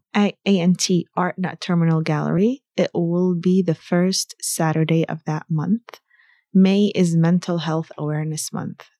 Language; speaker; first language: English; early bilingual, other home language; Arabic